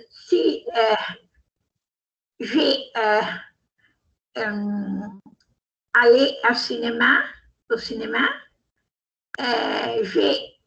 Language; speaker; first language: French; non-native, learner; Italian